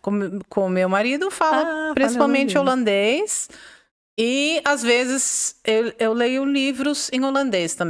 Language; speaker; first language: Portuguese; non-native, fluent; Dutch